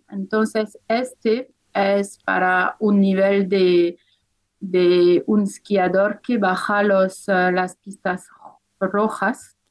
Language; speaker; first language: Spanish; non-native, fluent; French